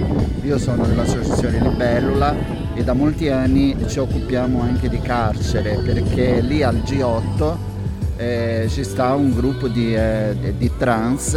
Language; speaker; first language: Italian; non-native, fluent; Portuguese